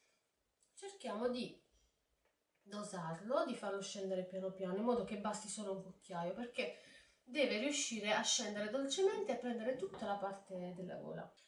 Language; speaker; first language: Italian; native; Italian